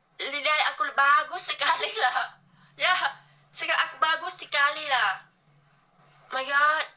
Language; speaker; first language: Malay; non-native, learner; Vietnamese